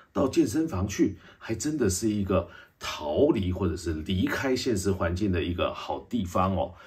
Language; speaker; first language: Chinese; native; Chinese